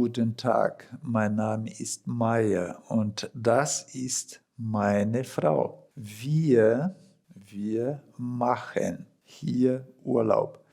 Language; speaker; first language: German; non-native, fluent; Portuguese